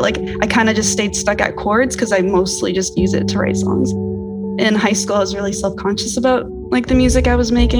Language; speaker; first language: English; native; English